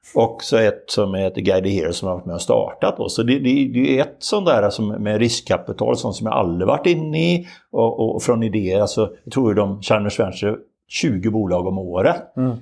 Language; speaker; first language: Swedish; native; Swedish